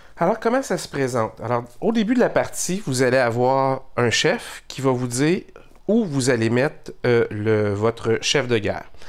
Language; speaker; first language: French; native; French